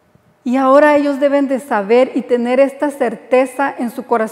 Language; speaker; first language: Spanish; native; Spanish